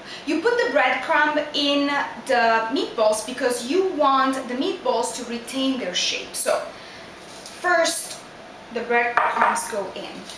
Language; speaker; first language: English; non-native, fluent; Italian